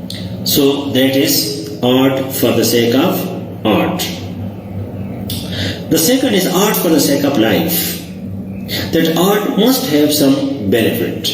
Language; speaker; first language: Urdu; non-native, local second language; Pashto